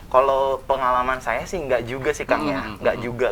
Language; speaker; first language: Indonesian; non-native, local second language; Javanese